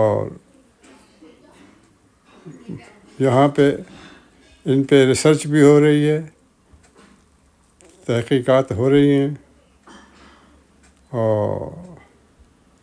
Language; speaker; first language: Urdu; native; Urdu